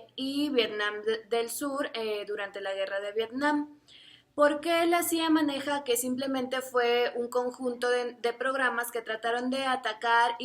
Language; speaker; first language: Spanish; native; Spanish